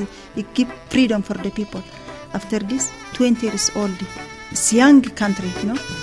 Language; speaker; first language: English; non-native, learner; Tigrinya